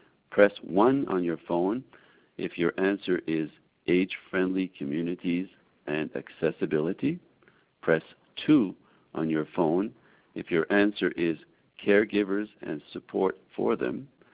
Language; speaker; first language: English; native; English